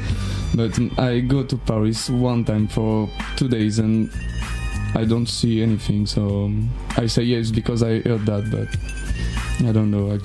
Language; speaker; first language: English; non-native, learner; French